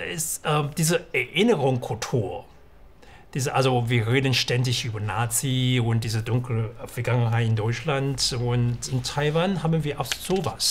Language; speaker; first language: German; non-native, fluent; Chinese